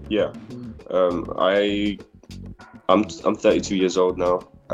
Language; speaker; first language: English; early bilingual, other home language; Spanish